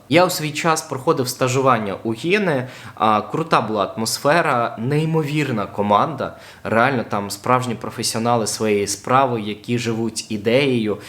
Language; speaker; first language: Ukrainian; non-native, local second language; Russian